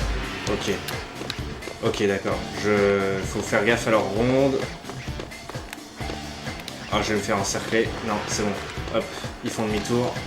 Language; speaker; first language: French; native; French